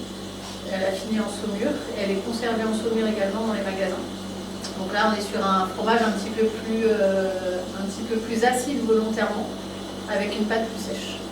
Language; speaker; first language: French; native; French